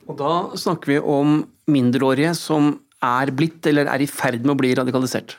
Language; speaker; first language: Norwegian; native; Norwegian